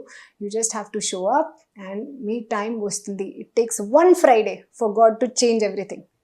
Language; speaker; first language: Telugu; non-native, local second language; Hindi